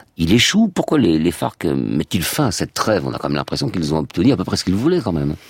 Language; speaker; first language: French; native; French